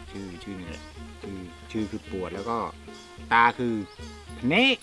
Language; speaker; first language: Thai; non-native, local second language; Khmer